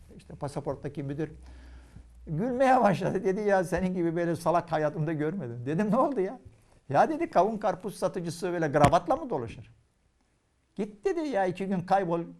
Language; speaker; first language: Turkish; non-native, fluent; Arabic